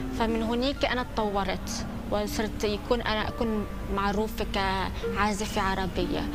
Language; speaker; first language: Arabic; native; Arabic